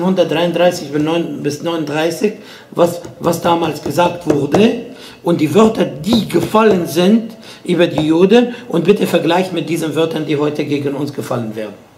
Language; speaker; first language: German; non-native, fluent; Arabic